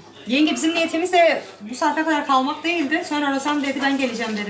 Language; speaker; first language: Turkish; native; Turkish